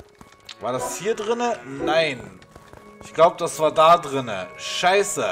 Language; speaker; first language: German; native; German